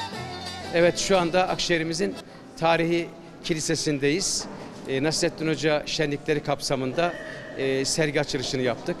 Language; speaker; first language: Turkish; native; Turkish